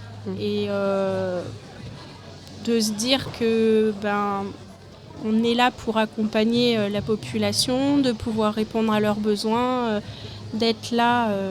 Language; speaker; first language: French; native; French